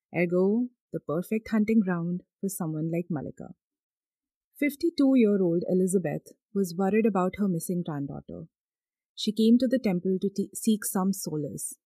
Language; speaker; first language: English; non-native, local second language; Hindi